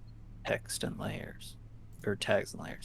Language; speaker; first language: English; native; English